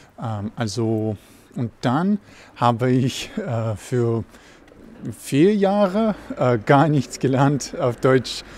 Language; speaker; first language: German; non-native, learner; Russian